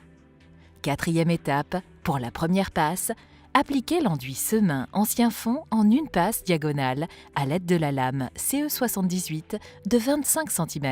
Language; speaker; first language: French; native; French